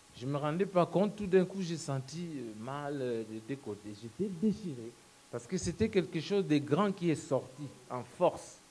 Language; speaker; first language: French; non-native, local second language; Lingala